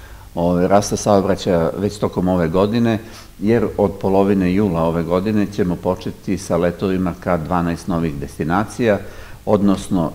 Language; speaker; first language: Serbian; native; Serbian